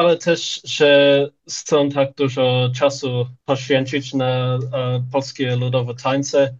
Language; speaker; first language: Polish; early bilingual, heritage; English